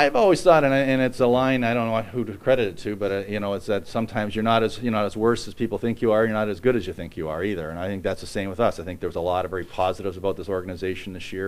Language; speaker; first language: English; native; English